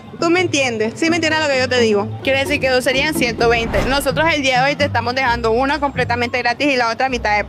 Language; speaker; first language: Spanish; native; Spanish